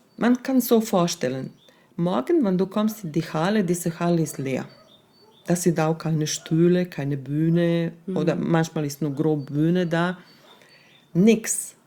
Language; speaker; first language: German; non-native, fluent; Serbian